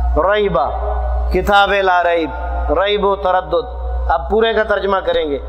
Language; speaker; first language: Urdu; non-native, local second language; Punjabi